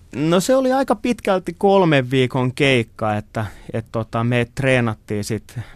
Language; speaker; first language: Finnish; native; Finnish